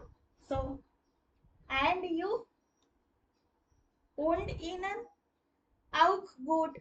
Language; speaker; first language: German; non-native, fluent; Hindi